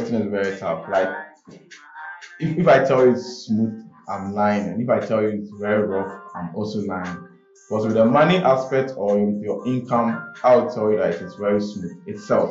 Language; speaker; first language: English; non-native, local second language; Akan